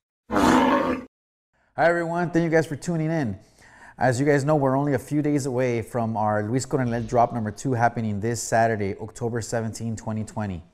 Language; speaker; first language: English; early bilingual, other home language; Spanish